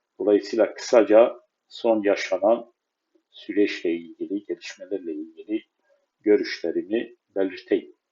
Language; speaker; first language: Turkish; non-native, local second language; Kurdish